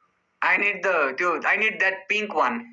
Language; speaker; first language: English; non-native, learner; Nepali